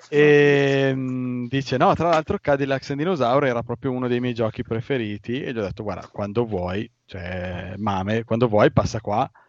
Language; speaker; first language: Italian; native; Italian